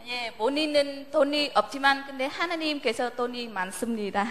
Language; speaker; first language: Korean; non-native, learner; Vietnamese